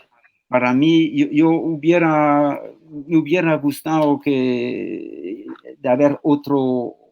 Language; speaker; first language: Spanish; non-native, fluent; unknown